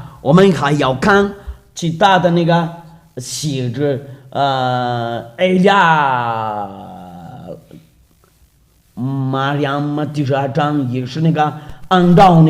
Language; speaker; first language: Chinese; non-native, fluent; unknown